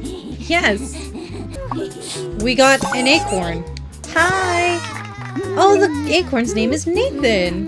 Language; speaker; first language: English; native; English